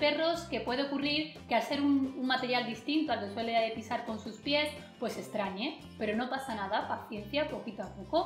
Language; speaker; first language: Spanish; native; Spanish